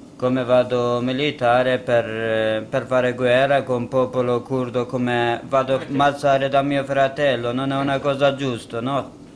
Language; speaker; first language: Italian; non-native, learner; Kurdish